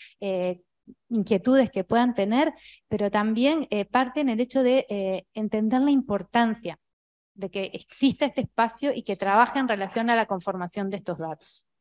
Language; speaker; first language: Spanish; native; Spanish